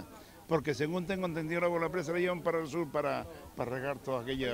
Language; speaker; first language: Spanish; native; Spanish